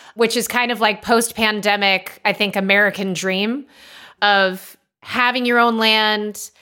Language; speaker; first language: English; native; English